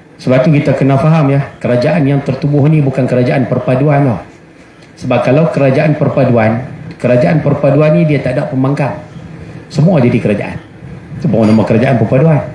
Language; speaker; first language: Malay; native; Malay